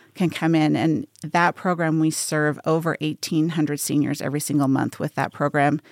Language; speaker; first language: English; native; English